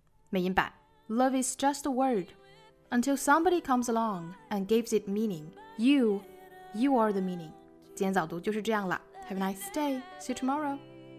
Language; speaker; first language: English; non-native, fluent; Chinese